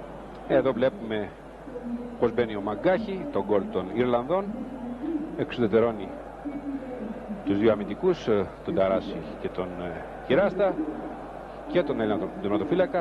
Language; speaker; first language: Greek; native; Greek